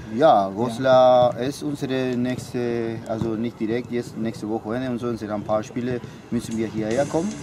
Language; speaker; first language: German; non-native, fluent; Spanish